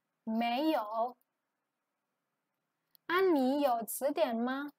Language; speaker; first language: Chinese; non-native, fluent; Indonesian